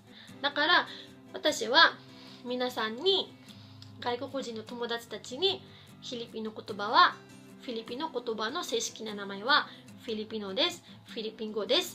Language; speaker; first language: Japanese; non-native, fluent; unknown